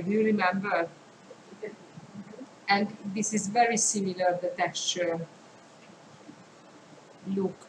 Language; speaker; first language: English; non-native, fluent; Hungarian